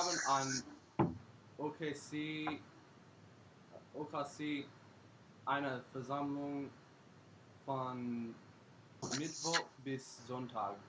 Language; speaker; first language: German; non-native, learner; English